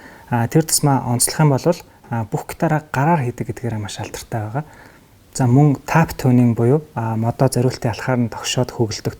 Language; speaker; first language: Mongolian; native; Mongolian